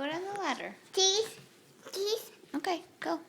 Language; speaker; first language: English; native; English